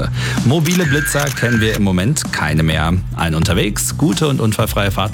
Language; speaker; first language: German; native; German